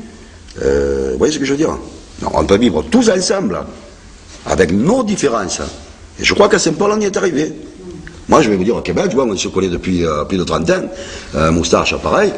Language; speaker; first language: French; native; French